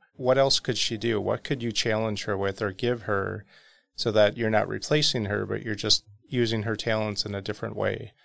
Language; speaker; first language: English; native; English